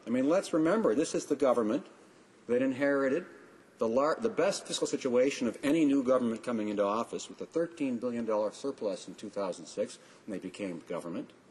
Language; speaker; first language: English; native; English